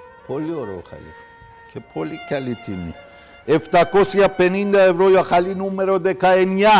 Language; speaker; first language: Greek; non-native, learner; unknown